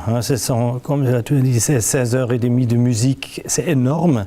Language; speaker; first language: French; non-native, fluent; German